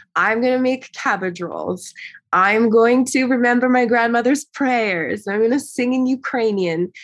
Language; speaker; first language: English; early bilingual, other home language; Ukrainian